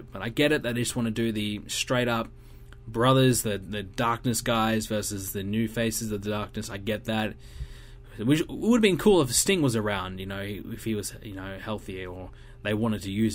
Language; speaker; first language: English; native; English